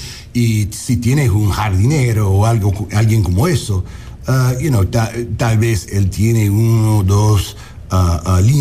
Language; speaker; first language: Spanish; non-native, learner; English